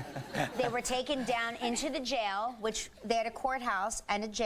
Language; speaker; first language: English; native; English